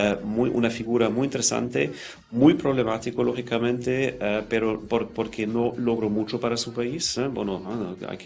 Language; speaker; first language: Spanish; non-native, fluent; German